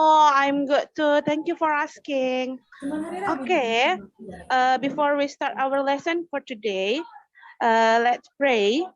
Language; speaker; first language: English; non-native, learner; Indonesian